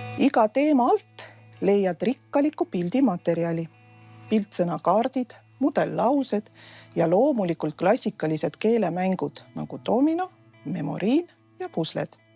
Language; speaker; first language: Estonian; non-native, local second language; Russian